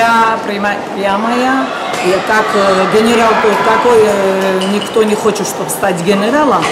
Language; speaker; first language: Russian; non-native, learner; Georgian